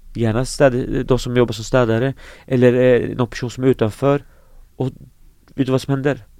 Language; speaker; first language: Swedish; early bilingual, other home language; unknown